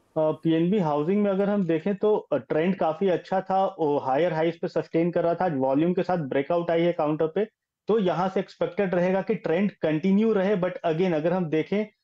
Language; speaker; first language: Hindi; native; Hindi